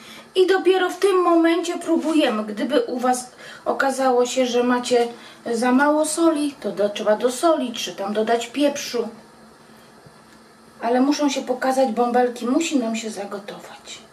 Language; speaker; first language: Polish; native; Polish